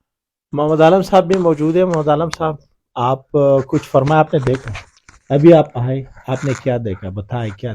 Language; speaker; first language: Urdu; non-native, local second language; Pashto